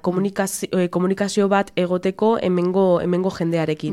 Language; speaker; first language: Basque; non-native, local second language; Spanish